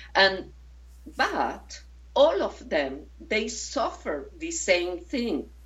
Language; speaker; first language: English; non-native, fluent; Spanish